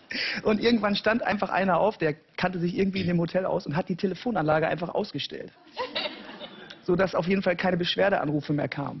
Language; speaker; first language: German; native; German